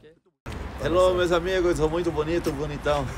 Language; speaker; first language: Portuguese; native; Portuguese